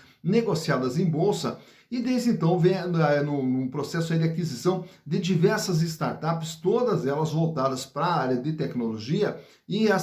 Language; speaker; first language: Portuguese; native; Portuguese